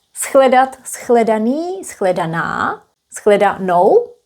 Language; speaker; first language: English; non-native, fluent; Czech